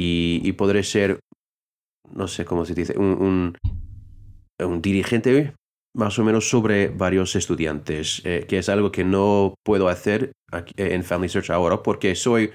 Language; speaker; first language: Spanish; non-native, fluent; English